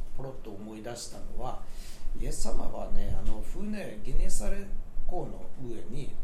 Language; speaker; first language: Japanese; non-native, fluent; Swedish